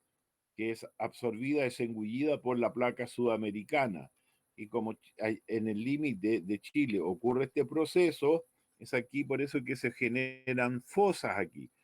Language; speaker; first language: Spanish; native; Spanish